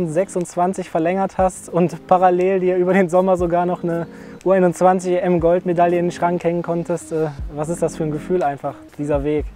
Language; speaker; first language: German; native; German